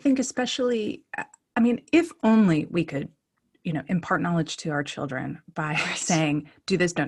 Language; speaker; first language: English; native; English